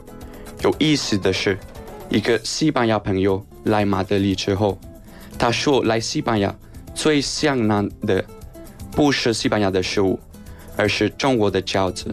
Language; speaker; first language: Chinese; non-native, learner; Spanish